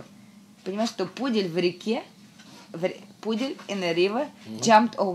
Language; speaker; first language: Russian; native; Russian